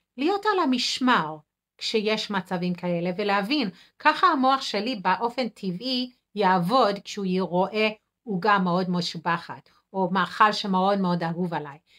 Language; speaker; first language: Hebrew; non-native, fluent; English